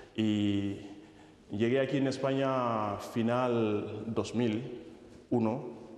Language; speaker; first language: Spanish; non-native, fluent; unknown